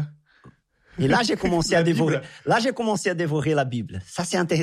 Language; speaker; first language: French; non-native, fluent; Portuguese